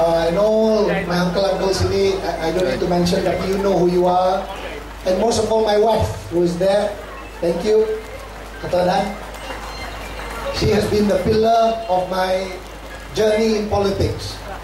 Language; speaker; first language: English; non-native, local second language; Central Dusun